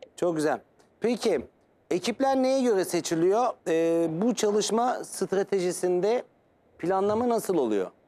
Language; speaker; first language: Turkish; native; Turkish